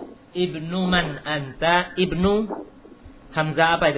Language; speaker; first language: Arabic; non-native, fluent; Indonesian